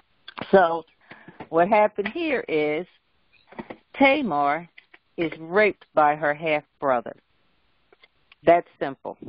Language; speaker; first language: English; native; English